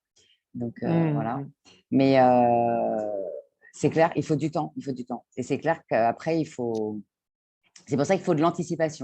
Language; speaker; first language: French; native; French